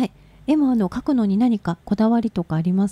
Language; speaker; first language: Japanese; native; Japanese